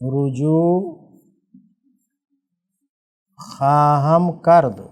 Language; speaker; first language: Persian; non-native, fluent; Urdu